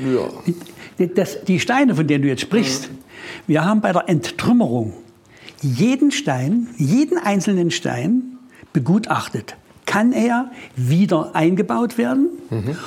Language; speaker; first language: German; native; German